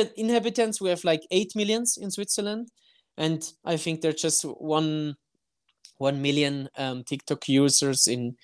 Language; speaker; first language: English; non-native, fluent; German